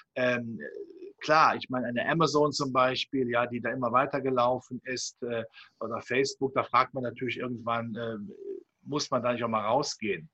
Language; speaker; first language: German; native; German